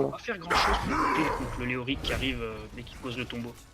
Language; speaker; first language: French; native; French